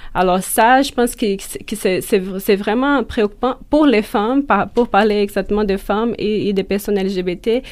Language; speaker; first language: French; non-native, fluent; Portuguese